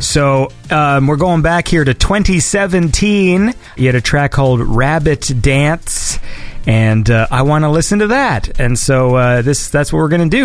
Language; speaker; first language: English; native; English